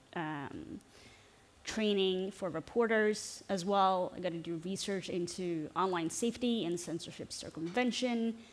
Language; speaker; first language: English; non-native, fluent; Norwegian